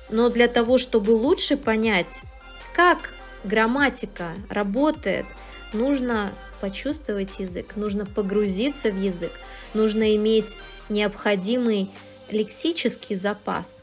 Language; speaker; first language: Russian; native; Russian